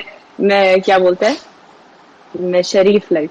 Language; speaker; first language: Hindi; non-native, learner; Swedish